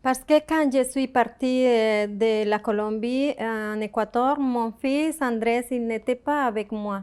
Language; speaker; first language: French; non-native, fluent; Spanish